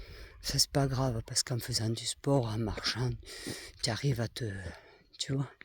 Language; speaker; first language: French; native; French